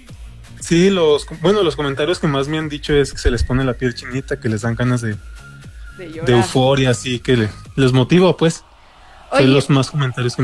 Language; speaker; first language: Spanish; native; Spanish